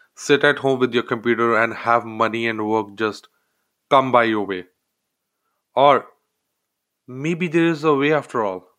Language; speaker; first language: English; non-native, local second language; Hindi